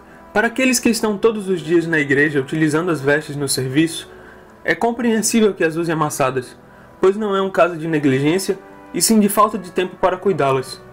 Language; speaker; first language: Portuguese; native; Portuguese